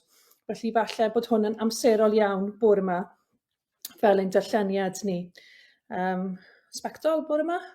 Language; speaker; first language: Welsh; native; Welsh